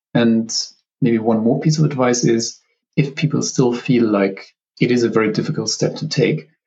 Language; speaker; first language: English; non-native, fluent; German